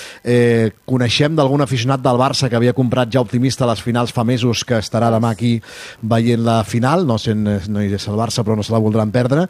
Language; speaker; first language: Catalan; native; Catalan